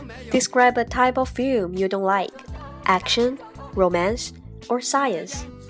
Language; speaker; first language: English; non-native, fluent; Chinese